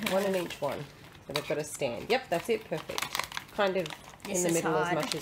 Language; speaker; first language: English; native; English